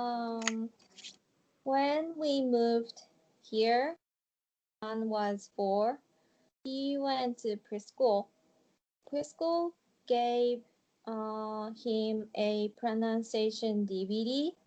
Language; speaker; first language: English; non-native, learner; Japanese